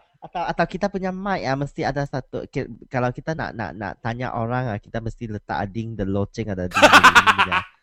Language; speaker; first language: Malay; non-native, local second language; Chinese